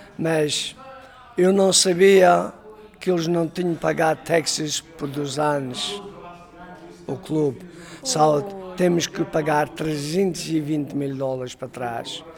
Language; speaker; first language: Portuguese; early bilingual, heritage; Portuguese